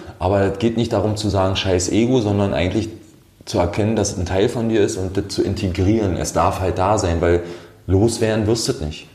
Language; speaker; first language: German; native; German